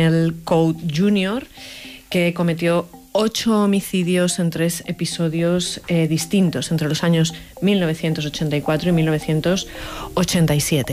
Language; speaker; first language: Spanish; native; Spanish